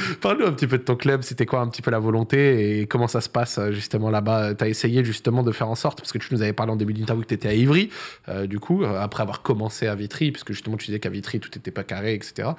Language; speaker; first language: French; native; French